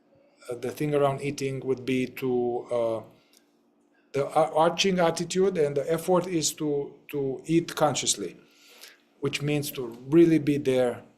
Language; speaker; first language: English; non-native, fluent; Romanian